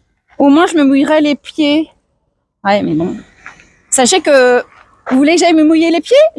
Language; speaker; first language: French; native; French